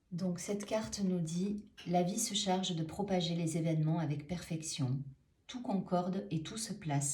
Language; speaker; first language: French; native; French